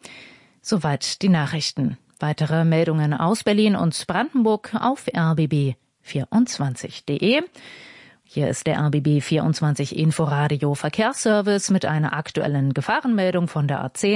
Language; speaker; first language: German; native; German